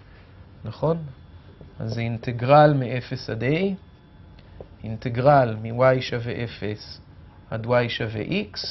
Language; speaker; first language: Hebrew; native; Hebrew